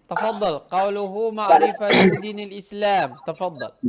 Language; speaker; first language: Arabic; non-native, fluent; Indonesian